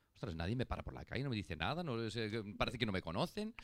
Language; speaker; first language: Spanish; non-native, fluent; Icelandic